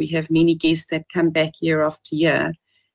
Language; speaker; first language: English; native; English